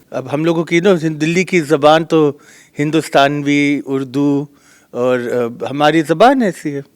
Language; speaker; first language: Hindi; native; Hindi